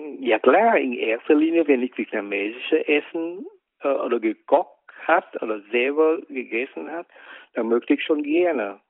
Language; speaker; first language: German; non-native, fluent; Vietnamese